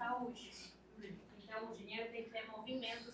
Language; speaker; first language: Portuguese; non-native, learner; Spanish